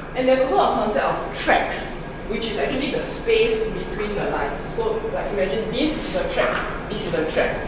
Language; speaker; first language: English; non-native, local second language; Min Nan Chinese